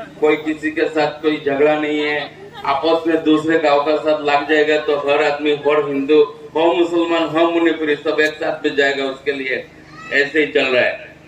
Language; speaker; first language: Hindi; non-native, local second language; Bangla